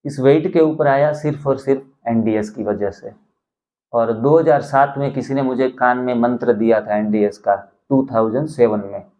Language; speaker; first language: Hindi; non-native, local second language; Gujarati